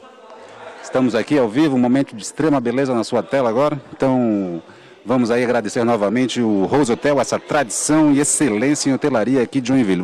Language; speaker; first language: Portuguese; native; Portuguese